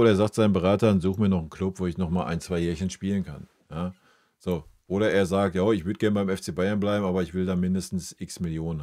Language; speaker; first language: German; native; German